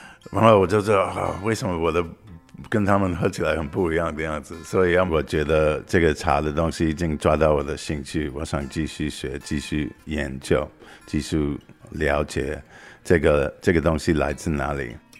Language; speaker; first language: Chinese; non-native, fluent; English